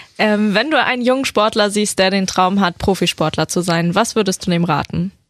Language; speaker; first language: German; native; German